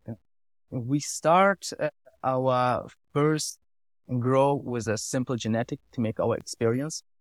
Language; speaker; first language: English; non-native, learner; German